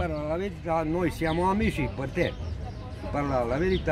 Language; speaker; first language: Italian; non-native, learner; Serbian